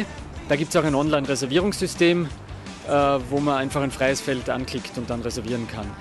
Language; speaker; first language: German; native; German